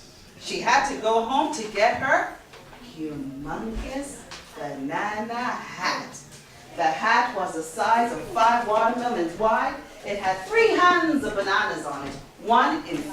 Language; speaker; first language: English; early bilingual, other home language; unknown